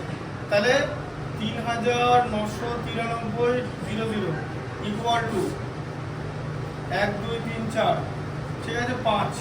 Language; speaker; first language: Bangla; native; Bangla